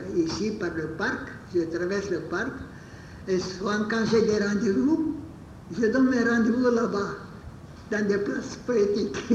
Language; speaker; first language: French; non-native, fluent; Bulgarian